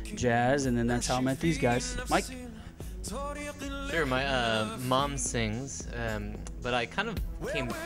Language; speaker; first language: English; native; English